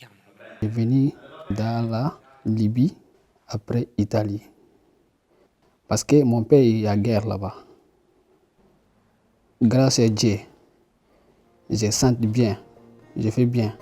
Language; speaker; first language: French; non-native, learner; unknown